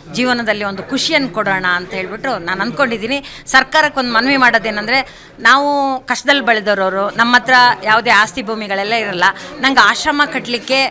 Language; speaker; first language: Kannada; non-native, local second language; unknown